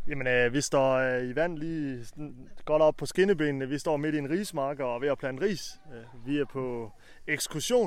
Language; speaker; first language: Danish; native; Danish